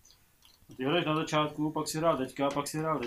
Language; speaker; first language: Czech; native; Czech